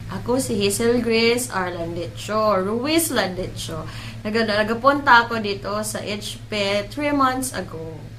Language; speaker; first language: Filipino; non-native, local second language; Cebuano